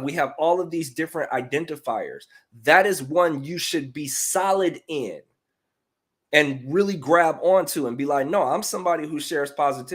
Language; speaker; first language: English; native; English